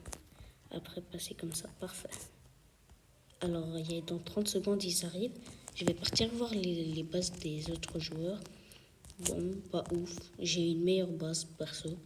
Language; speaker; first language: French; native; French